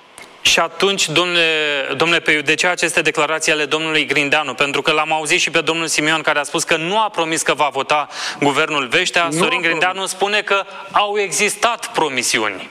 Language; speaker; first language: Romanian; native; Romanian